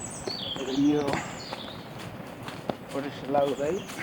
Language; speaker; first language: Spanish; non-native, local second language; Galician